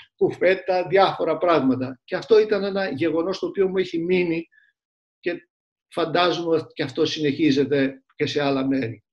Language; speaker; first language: Greek; early bilingual, other home language; Turkish